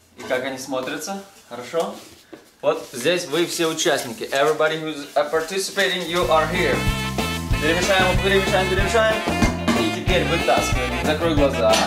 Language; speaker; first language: Russian; native; Russian